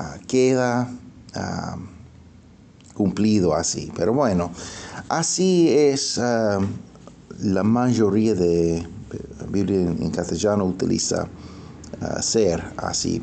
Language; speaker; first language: Spanish; non-native, fluent; English